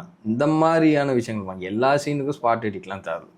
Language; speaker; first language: Tamil; native; Tamil